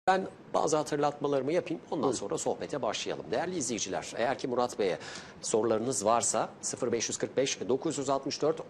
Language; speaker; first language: Turkish; native; Turkish